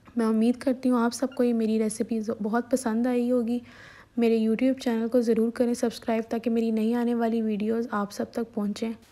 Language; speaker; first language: Urdu; non-native, local second language; Punjabi